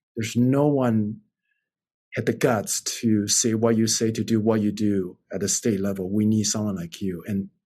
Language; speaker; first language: English; non-native, fluent; Chinese